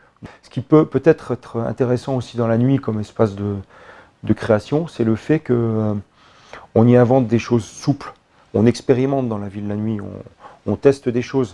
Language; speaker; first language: French; native; French